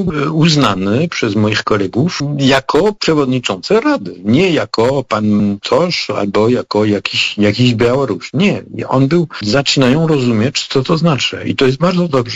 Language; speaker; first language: Polish; non-native, fluent; French